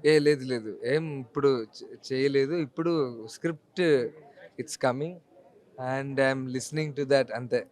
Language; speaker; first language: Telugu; non-native, learner; Malayalam